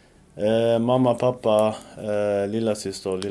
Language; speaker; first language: Swedish; early bilingual, other home language; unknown